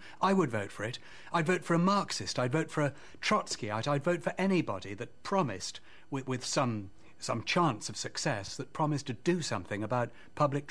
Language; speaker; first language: English; native; English